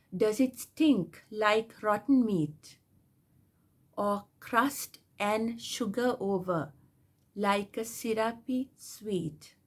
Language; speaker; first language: English; non-native, local second language; Sinhala